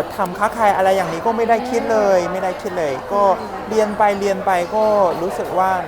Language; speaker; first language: Thai; non-native, fluent; Chinese